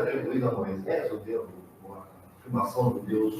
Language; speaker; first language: Portuguese; native; Portuguese